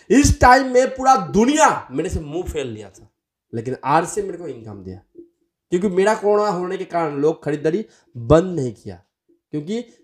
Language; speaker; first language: Hindi; non-native, local second language; Bangla